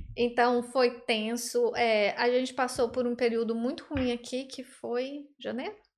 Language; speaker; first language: Portuguese; native; Portuguese